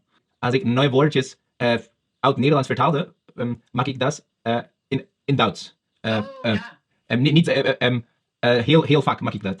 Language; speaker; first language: Dutch; non-native, learner; Spanish